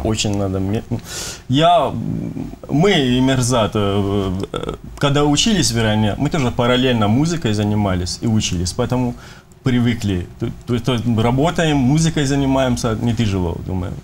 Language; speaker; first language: Russian; non-native, fluent; Persian